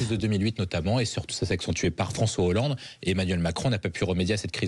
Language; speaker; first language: French; native; French